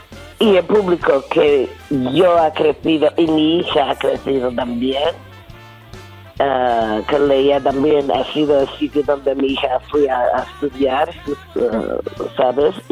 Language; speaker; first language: Spanish; non-native, fluent; English